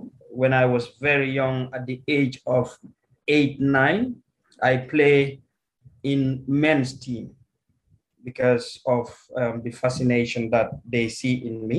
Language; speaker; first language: English; non-native, local second language; Wolof